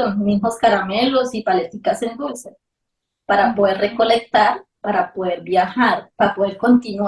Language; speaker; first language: Spanish; native; Spanish